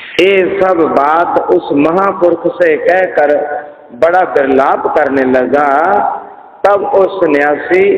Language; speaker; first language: Hindi; non-native, local second language; Punjabi